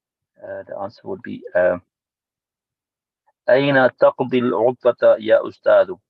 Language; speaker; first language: Arabic; non-native, learner; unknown